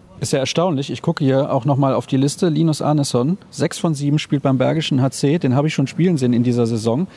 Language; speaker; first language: German; native; German